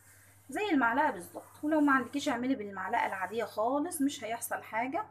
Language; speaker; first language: Arabic; native; Arabic